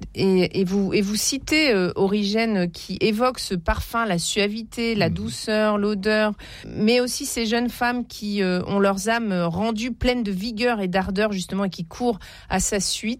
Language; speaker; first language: French; native; French